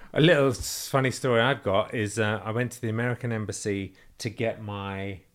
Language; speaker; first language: English; native; English